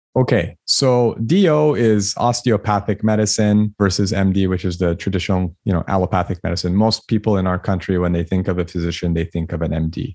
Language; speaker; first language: English; early bilingual, other home language; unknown